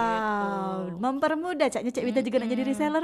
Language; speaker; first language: Indonesian; native; Indonesian